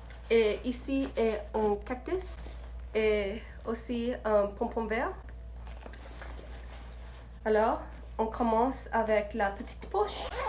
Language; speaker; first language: French; non-native, learner; English